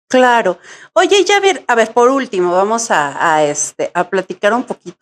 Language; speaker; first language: Spanish; native; Spanish